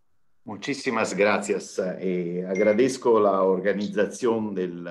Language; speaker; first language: Spanish; non-native, fluent; Italian